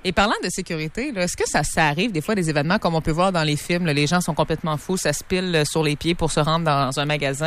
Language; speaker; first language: French; native; French